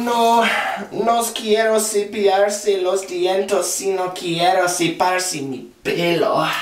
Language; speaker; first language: Spanish; non-native, learner; English